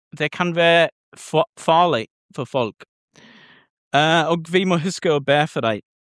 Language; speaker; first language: Norwegian; non-native, learner; English